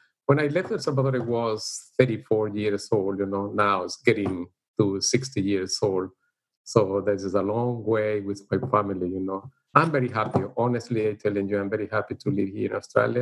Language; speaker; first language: English; non-native, learner; Spanish